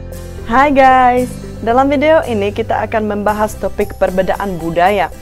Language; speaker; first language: Indonesian; non-native, fluent; Czech